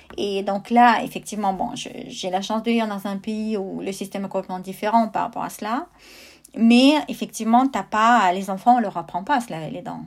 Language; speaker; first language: French; non-native, fluent; Russian